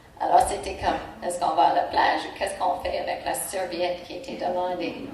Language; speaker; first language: French; non-native, local second language; English